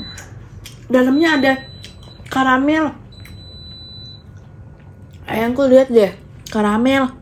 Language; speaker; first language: Indonesian; native; Indonesian